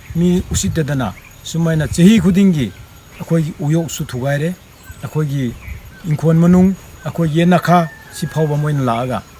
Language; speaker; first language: Manipuri; non-native, local second language; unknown